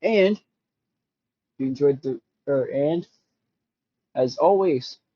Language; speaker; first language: English; native; English